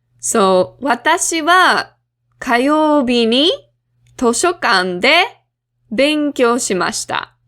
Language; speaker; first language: Japanese; non-native, fluent; English